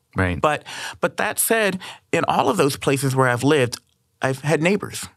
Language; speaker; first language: English; native; English